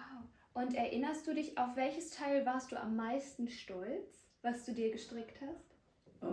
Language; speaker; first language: German; native; German